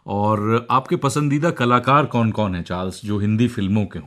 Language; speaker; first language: Hindi; native; Hindi